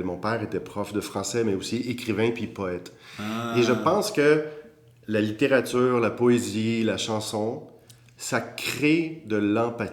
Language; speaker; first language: French; native; French